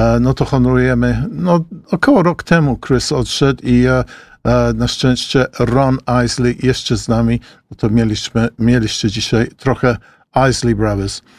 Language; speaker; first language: Polish; early bilingual, heritage; Polish